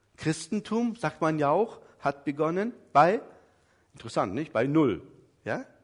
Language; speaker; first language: German; early bilingual, other home language; Turkish